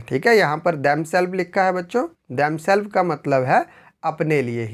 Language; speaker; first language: Hindi; native; Hindi